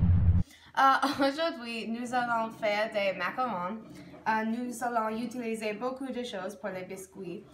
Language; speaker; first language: French; non-native, learner; English